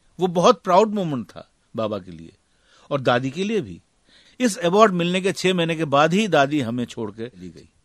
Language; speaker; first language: Hindi; native; Hindi